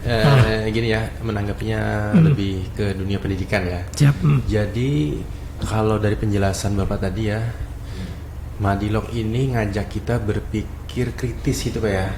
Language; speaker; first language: Indonesian; non-native, local second language; Banjar